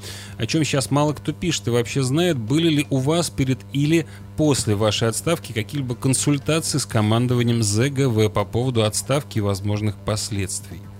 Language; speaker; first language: Russian; native; Russian